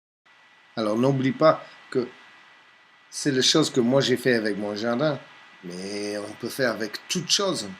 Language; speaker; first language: French; non-native, fluent; English